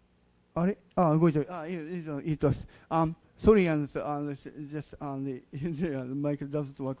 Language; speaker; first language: English; non-native, learner; Japanese